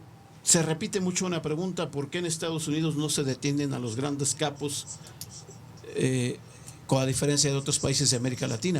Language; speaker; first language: Spanish; native; Spanish